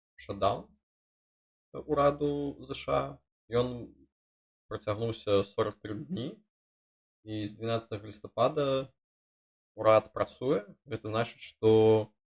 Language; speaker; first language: Belarusian; non-native, local second language; Russian